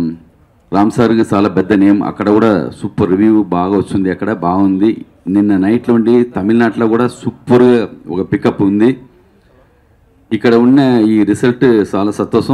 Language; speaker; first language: Telugu; non-native, local second language; Tamil